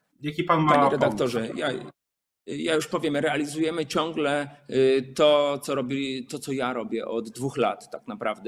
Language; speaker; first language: Polish; native; Polish